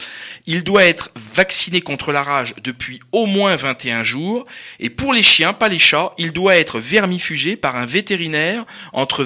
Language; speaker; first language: French; native; French